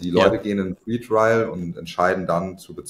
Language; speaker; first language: German; native; German